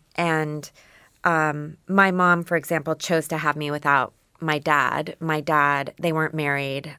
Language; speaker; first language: English; native; English